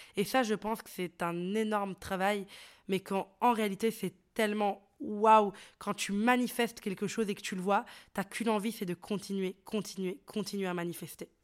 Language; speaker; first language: French; early bilingual, other home language; Arabic